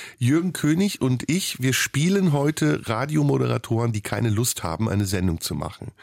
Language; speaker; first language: German; early bilingual, other home language; Turkish